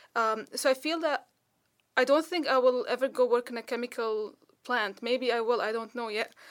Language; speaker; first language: English; non-native, fluent; Arabic